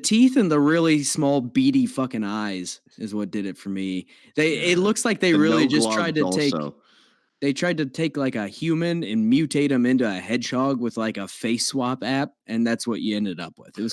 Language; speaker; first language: English; native; English